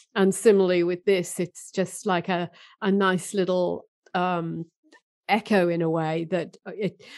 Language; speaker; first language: English; native; English